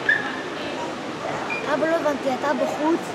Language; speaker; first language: Hebrew; early bilingual, other home language; Russian